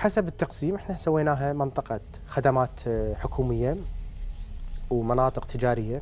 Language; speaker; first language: Arabic; native; Arabic